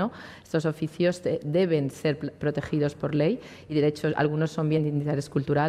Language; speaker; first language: Spanish; native; Spanish